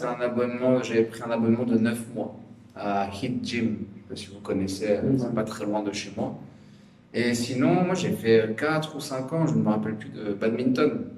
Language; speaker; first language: French; native; French